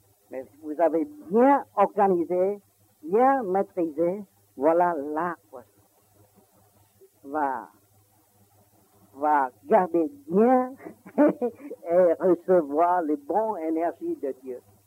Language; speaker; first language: French; non-native, learner; Vietnamese